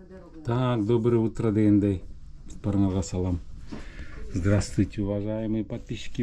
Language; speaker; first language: Russian; non-native, local second language; Kyrgyz